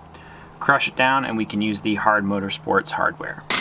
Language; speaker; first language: English; native; English